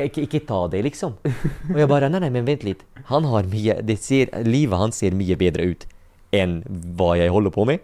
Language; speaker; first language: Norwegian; non-native, fluent; Arabic